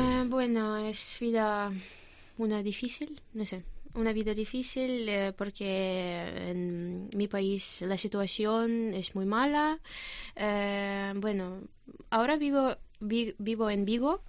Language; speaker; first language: Spanish; non-native, learner; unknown